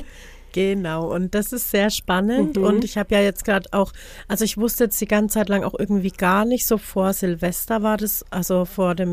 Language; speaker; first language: German; native; German